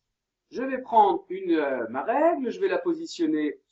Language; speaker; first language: French; native; French